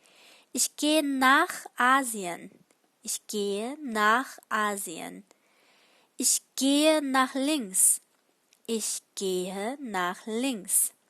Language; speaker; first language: German; non-native, fluent; Korean